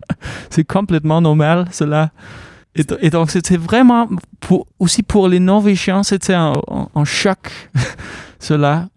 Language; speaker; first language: French; non-native, fluent; Danish